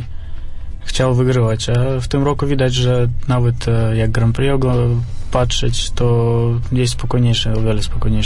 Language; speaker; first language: Polish; non-native, fluent; Russian